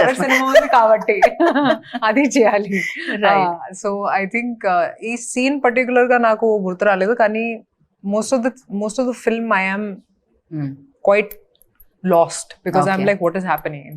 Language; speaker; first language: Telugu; non-native, fluent; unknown